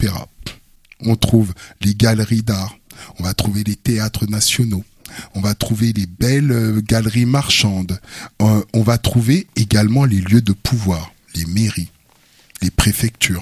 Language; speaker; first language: French; early bilingual, other home language; Wolof